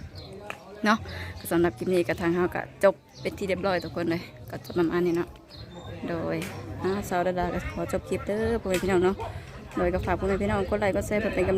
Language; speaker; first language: Thai; non-native, local second language; Lao